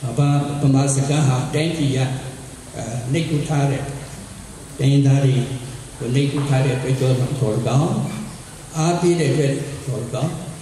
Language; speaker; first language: Burmese; non-native, local second language; S'gaw Karen